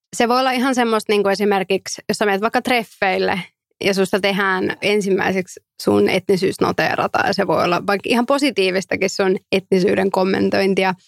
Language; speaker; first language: Finnish; early bilingual, other home language; Somali